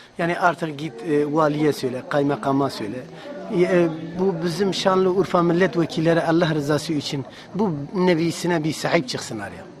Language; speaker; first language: Turkish; native; Turkish